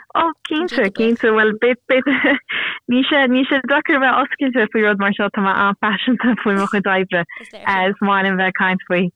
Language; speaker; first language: Irish; native; Irish